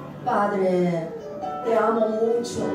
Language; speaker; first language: Spanish; non-native, learner; Korean